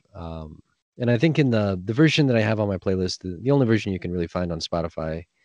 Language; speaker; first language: English; native; English